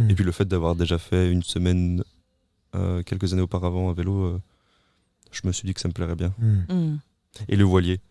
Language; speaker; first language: French; native; French